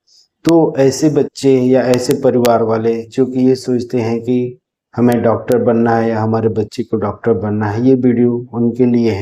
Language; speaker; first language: Hindi; native; Hindi